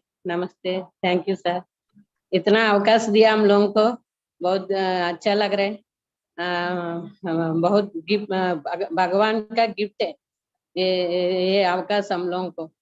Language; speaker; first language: Hindi; non-native, local second language; Telugu